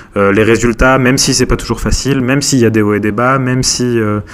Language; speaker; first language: French; native; French